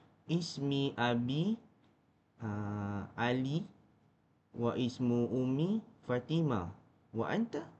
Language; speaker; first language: Arabic; non-native, learner; Malay